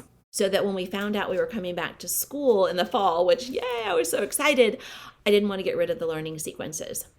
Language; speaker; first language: English; native; English